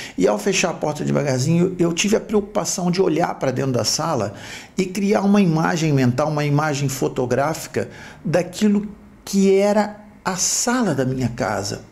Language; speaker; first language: Portuguese; native; Portuguese